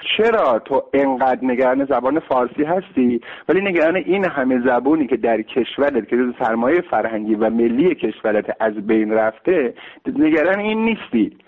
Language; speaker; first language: Persian; non-native, local second language; Kurdish